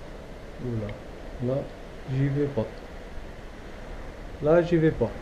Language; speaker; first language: French; non-native, fluent; Portuguese